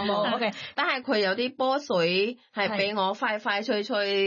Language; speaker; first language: Cantonese; non-native, learner; Thai